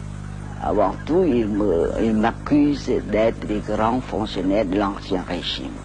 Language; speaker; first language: French; non-native, local second language; Khmer